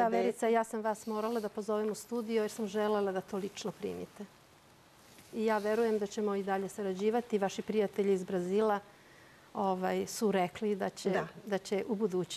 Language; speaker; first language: Bosnian; native; Bosnian